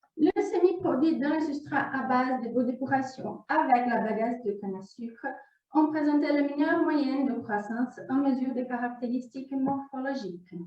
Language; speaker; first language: French; non-native, fluent; Portuguese